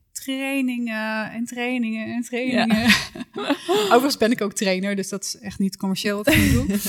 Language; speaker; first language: Dutch; native; Dutch